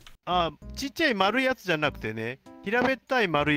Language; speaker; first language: Japanese; native; Japanese